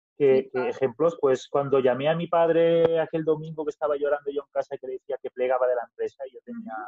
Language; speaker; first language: Spanish; non-native, local second language; Catalan